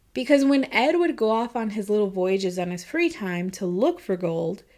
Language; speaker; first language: English; native; English